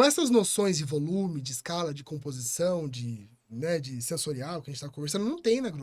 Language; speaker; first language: Portuguese; native; Portuguese